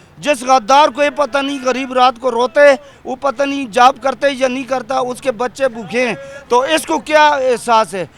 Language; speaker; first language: Urdu; non-native, local second language; Pashto